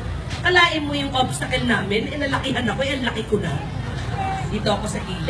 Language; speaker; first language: Filipino; native; Filipino